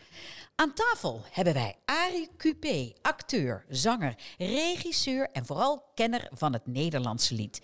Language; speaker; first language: Dutch; native; Dutch